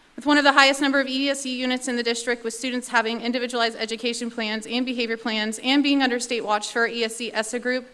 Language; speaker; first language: English; native; English